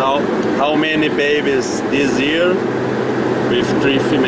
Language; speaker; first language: English; non-native, learner; Ukrainian